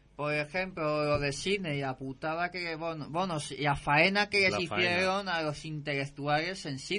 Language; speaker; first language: Spanish; native; Spanish